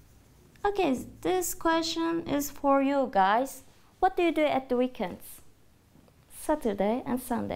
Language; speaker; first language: English; non-native, fluent; Turkish